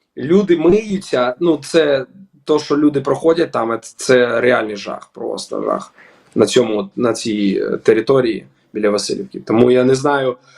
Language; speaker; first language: Ukrainian; non-native, local second language; Russian